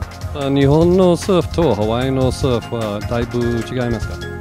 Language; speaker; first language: Japanese; non-native, learner; English